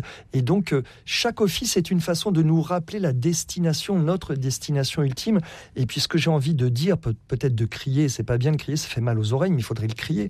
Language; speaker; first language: French; native; French